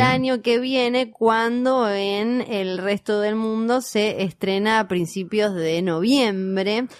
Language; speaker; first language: Spanish; native; Spanish